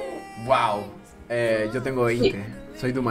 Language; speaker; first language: Spanish; native; Spanish